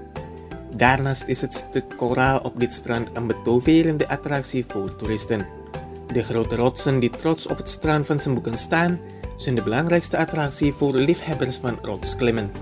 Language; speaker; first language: Dutch; non-native, fluent; Indonesian